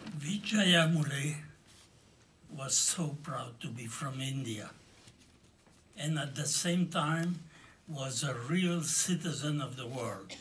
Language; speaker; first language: English; non-native, fluent; French